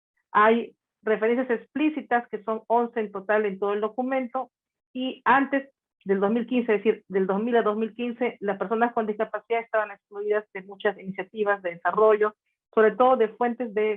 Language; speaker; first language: Spanish; native; Spanish